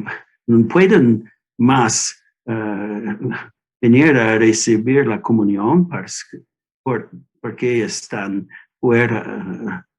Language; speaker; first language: Spanish; non-native, learner; English